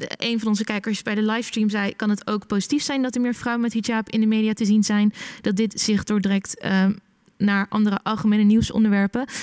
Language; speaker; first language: Dutch; early bilingual, other home language; Arabic